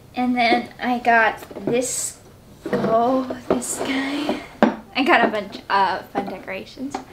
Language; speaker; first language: English; native; English